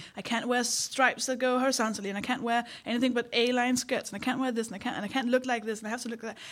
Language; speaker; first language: English; non-native, fluent; Danish